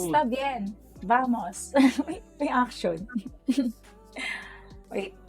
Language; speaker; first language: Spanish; non-native, learner; Filipino